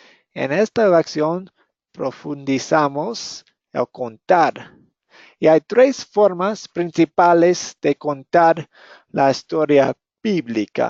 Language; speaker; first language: Spanish; non-native, fluent; English